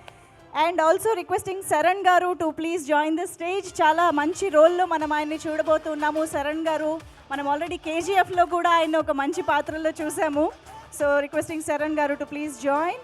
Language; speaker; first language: Telugu; native; Telugu